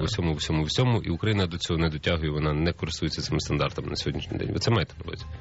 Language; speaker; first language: Ukrainian; native; Ukrainian